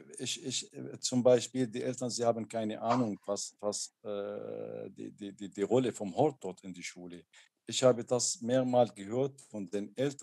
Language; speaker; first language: German; non-native, learner; Arabic